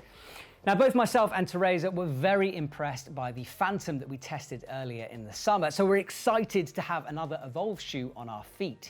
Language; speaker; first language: English; native; English